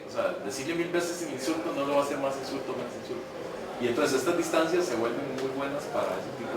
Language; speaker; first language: Spanish; native; Spanish